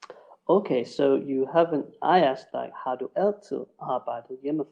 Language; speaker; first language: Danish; non-native, fluent; English